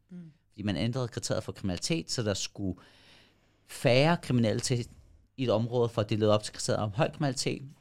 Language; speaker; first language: Danish; early bilingual, other home language; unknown